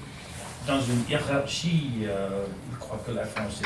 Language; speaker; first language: French; non-native, learner; English